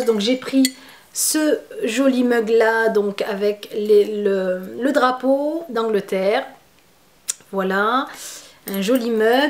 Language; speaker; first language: French; native; French